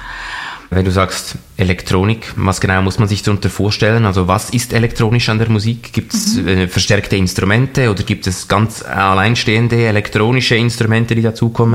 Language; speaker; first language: German; native; German